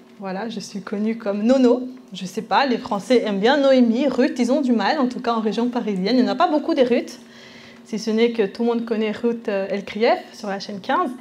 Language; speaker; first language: French; early bilingual, other home language; Spanish